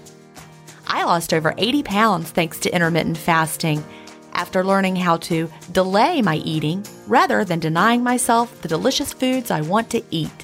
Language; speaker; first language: English; native; English